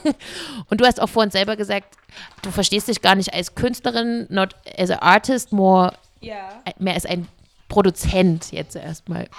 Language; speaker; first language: German; native; German